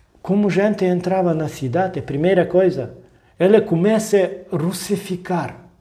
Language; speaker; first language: Portuguese; non-native, learner; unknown